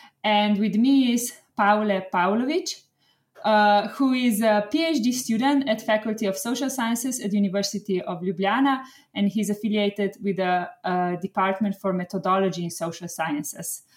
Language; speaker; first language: English; non-native, fluent; Slovenian